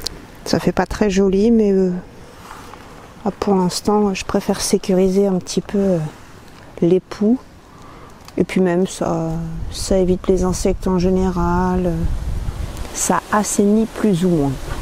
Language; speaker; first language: French; native; French